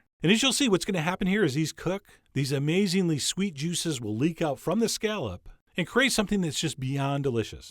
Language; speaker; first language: English; native; English